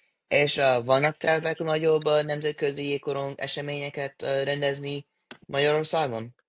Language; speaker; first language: Hungarian; early bilingual, heritage; English